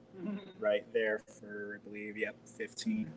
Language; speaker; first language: English; native; English